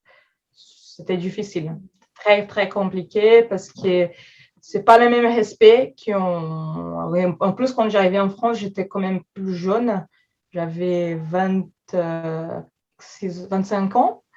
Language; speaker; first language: French; non-native, fluent; Portuguese